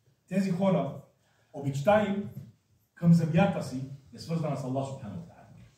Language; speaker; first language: Bulgarian; non-native, fluent; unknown